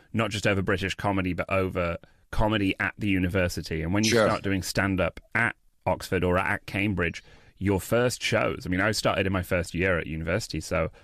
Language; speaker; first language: English; native; English